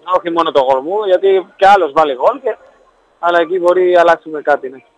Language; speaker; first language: Greek; non-native, learner; Spanish